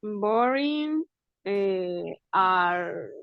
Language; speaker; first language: English; non-native, learner; Spanish